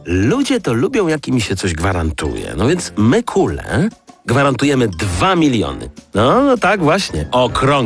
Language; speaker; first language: Polish; native; Polish